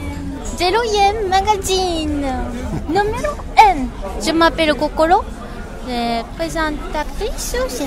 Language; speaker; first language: French; non-native, learner; Japanese